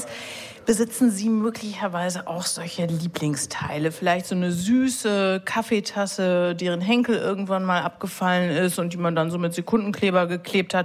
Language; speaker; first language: German; native; German